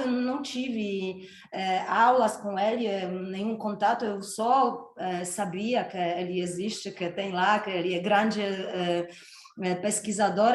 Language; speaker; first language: Portuguese; non-native, fluent; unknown